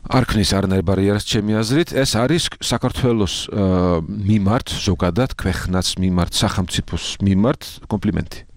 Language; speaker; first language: Georgian; non-native, fluent; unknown